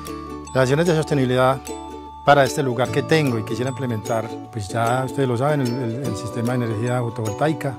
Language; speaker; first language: Spanish; native; Spanish